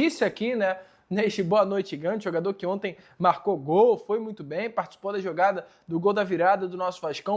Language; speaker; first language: Portuguese; native; Portuguese